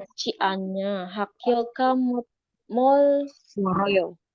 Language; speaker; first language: Korean; non-native, learner; Indonesian